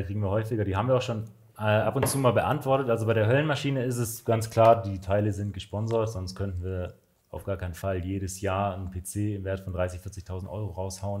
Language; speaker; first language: German; native; German